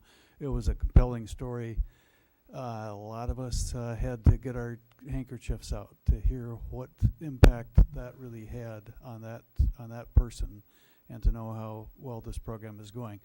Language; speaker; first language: English; native; English